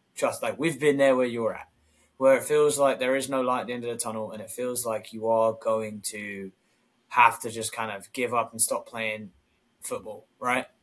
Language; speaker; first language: English; native; English